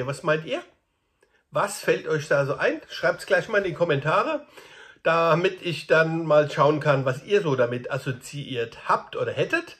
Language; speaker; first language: German; native; German